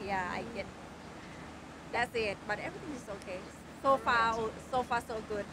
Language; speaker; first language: English; non-native, fluent; Thai